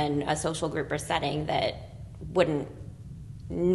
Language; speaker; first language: English; non-native, local second language; Filipino